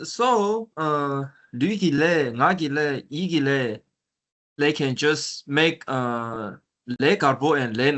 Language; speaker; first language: English; non-native, learner; Chinese